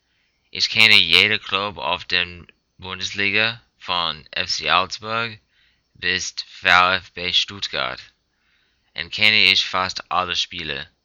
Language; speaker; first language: German; non-native, learner; English